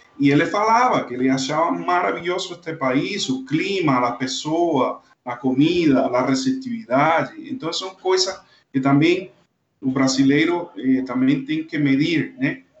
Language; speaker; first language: Portuguese; non-native, fluent; Spanish